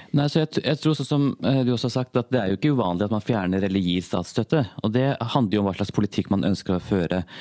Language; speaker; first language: Norwegian; early bilingual, other home language; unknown